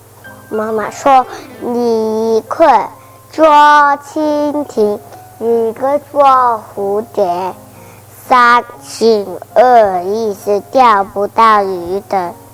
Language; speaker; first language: Chinese; non-native, local second language; Cantonese